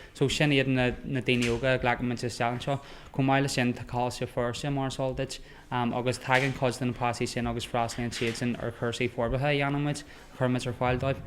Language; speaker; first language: Irish; non-native, local second language; English